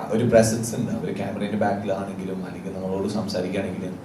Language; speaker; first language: Malayalam; native; Malayalam